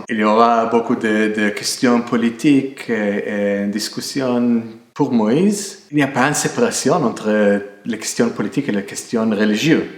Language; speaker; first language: French; non-native, fluent; English